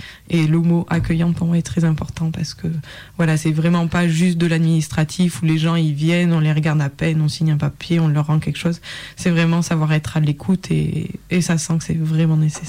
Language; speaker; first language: French; native; French